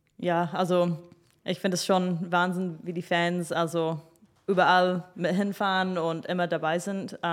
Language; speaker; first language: German; early bilingual, heritage; English